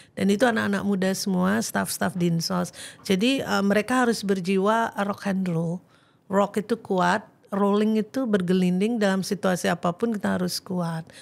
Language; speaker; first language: Indonesian; native; Indonesian